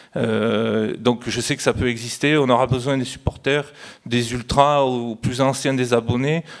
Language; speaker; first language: French; native; French